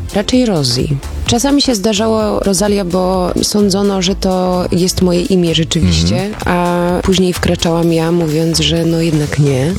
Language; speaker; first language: Polish; early bilingual, other home language; German